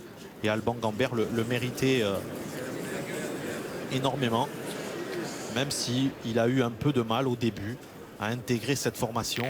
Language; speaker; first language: French; native; French